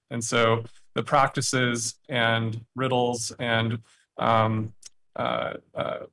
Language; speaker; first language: English; native; English